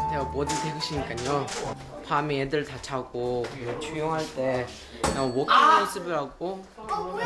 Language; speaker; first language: Korean; early bilingual, other home language; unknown